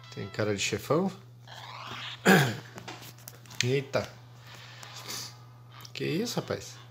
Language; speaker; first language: Portuguese; native; Portuguese